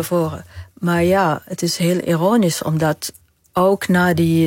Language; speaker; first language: Dutch; non-native, fluent; Arabic